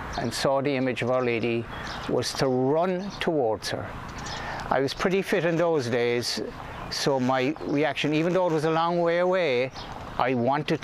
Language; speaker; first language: English; native; English